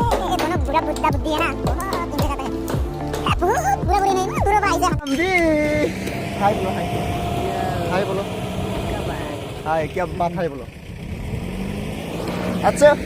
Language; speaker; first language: Hindi; non-native, local second language; Assamese